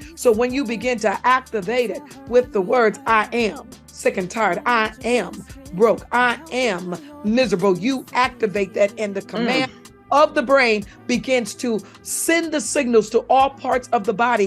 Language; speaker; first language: English; native; English